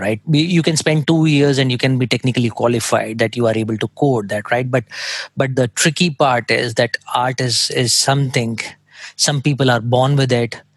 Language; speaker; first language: English; non-native, local second language; Hindi